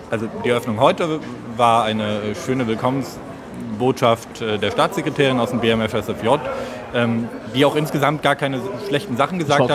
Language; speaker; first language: German; native; German